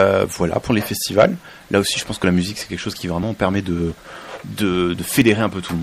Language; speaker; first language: French; native; French